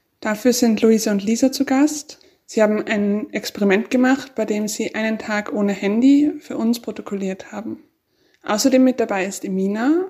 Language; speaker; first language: German; native; German